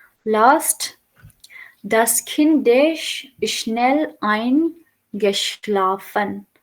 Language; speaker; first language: German; non-native, fluent; Urdu